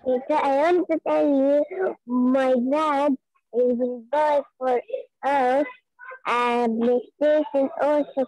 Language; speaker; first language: English; non-native, learner; Arabic